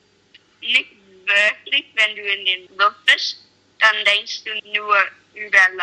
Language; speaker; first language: German; non-native, learner; English